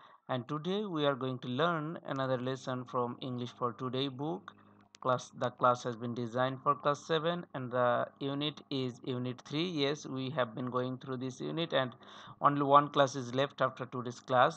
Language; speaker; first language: English; non-native, local second language; Bangla